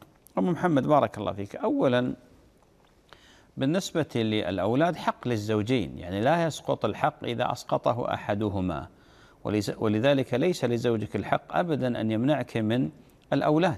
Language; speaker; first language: Arabic; native; Arabic